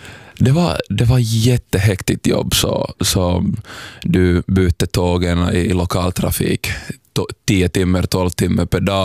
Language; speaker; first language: Swedish; non-native, local second language; Somali